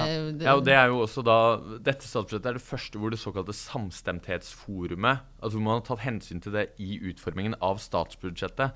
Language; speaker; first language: Norwegian; native; Norwegian